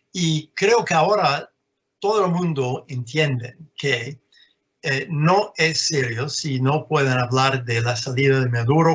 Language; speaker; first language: Spanish; non-native, fluent; English